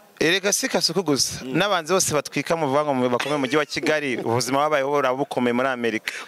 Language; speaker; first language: Kinyarwanda; early bilingual, heritage; Kinyarwanda